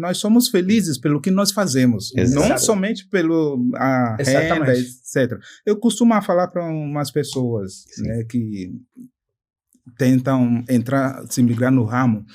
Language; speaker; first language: Portuguese; non-native, fluent; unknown